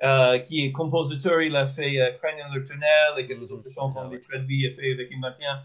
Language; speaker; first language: French; non-native, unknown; English